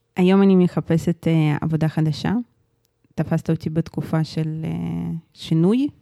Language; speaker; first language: Hebrew; early bilingual, other home language; Russian